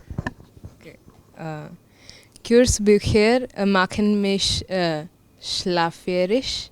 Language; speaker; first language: German; non-native, learner; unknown